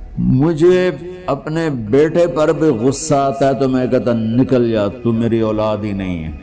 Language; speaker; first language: Urdu; non-native, local second language; Punjabi